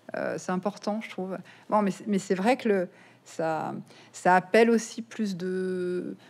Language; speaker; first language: French; native; French